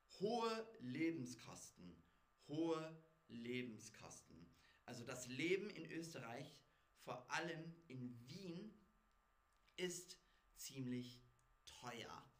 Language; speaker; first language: German; non-native, fluent; English